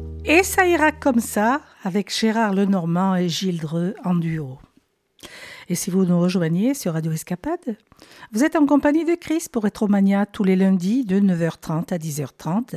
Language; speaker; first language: French; native; French